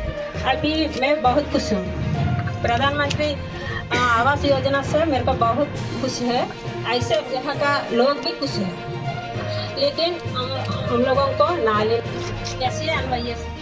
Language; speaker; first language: Hindi; non-native, local second language; Telugu